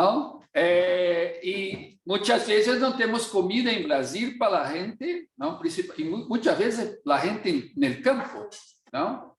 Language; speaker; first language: Portuguese; non-native, fluent; Spanish